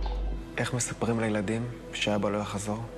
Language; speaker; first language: Hebrew; native; Hebrew